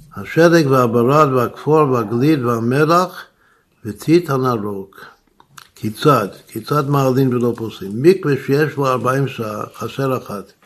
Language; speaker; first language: Hebrew; non-native, fluent; English